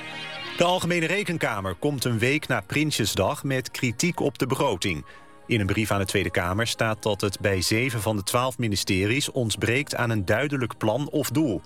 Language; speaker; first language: Dutch; native; Dutch